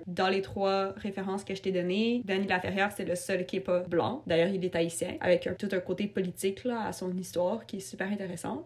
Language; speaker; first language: French; early bilingual, other home language; Russian